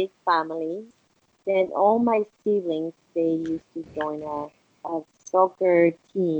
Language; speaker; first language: English; non-native, fluent; Spanish